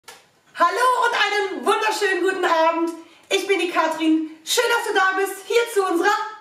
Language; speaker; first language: German; native; German